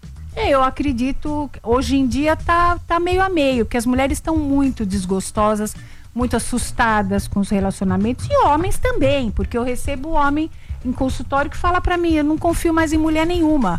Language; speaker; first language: Portuguese; native; Portuguese